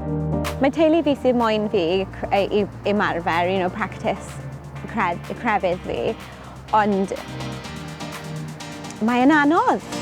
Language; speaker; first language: Welsh; non-native, local second language; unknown